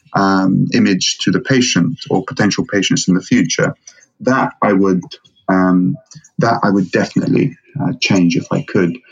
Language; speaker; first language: English; non-native, fluent; Arabic